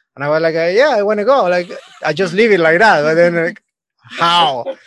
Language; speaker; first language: English; non-native, learner; Spanish